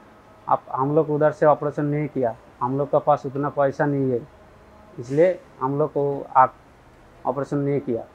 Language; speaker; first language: Hindi; non-native, local second language; Bangla